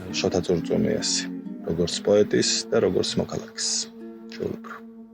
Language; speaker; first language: Georgian; non-native, local second language; Mingrelian